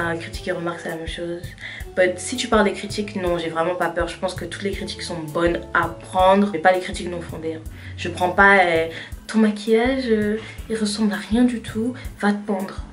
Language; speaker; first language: French; early bilingual, other home language; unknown